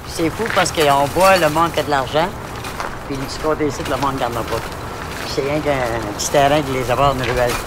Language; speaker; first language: French; native; French